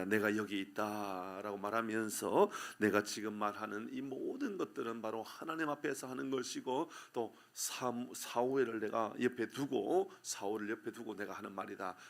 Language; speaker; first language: Korean; native; Korean